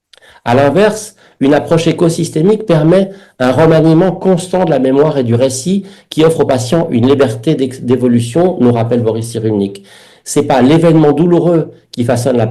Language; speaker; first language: French; native; French